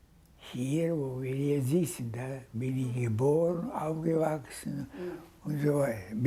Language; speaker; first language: German; non-native, learner; Hungarian